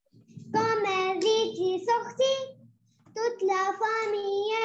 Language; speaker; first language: French; non-native, learner; Arabic